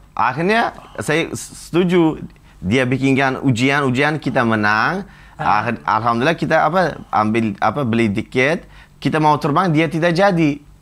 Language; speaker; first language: Indonesian; non-native, fluent; Uzbek